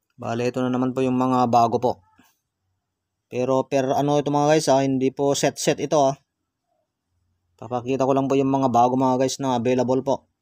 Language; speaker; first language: Filipino; non-native, local second language; Iloko